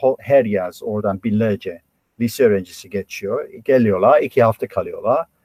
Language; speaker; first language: Turkish; non-native, fluent; English